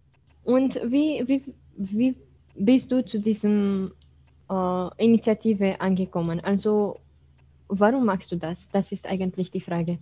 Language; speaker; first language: German; non-native, fluent; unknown